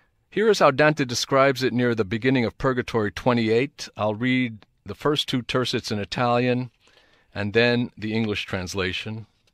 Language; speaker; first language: English; native; English